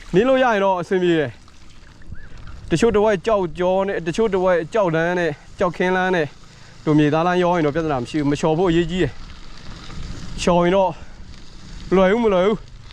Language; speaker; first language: Burmese; native; Burmese